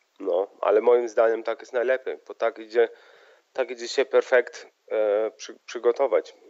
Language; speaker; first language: Polish; early bilingual, heritage; Polish